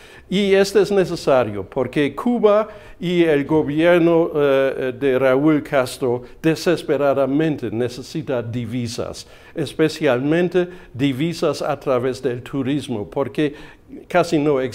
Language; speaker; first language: Spanish; non-native, fluent; German